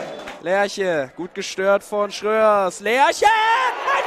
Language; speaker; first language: German; native; German